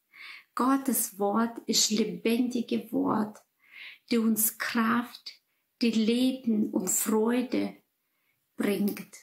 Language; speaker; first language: German; non-native, fluent; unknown